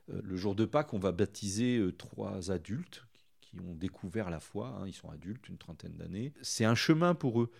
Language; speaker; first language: French; native; French